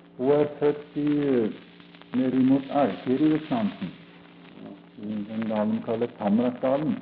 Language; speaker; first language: Norwegian; early bilingual, heritage; Norwegian